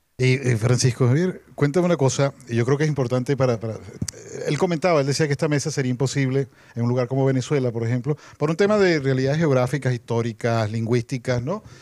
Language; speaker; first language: Spanish; native; Spanish